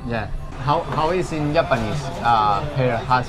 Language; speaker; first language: English; non-native, learner; Spanish